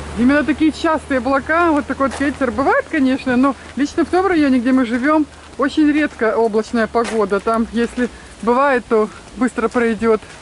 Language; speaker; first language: Russian; native; Russian